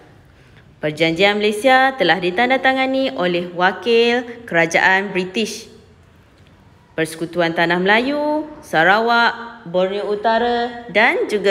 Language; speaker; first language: Malay; native; Malay